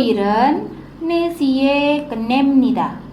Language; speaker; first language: Korean; non-native, fluent; Indonesian